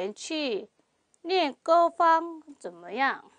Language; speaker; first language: Chinese; non-native, fluent; Korean